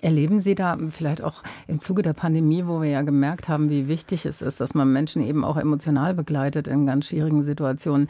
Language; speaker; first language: German; native; German